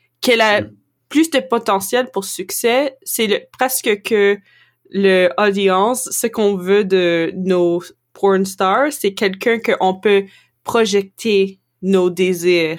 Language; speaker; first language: French; non-native, local second language; English